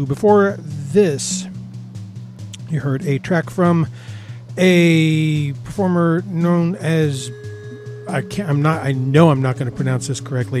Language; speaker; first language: English; native; English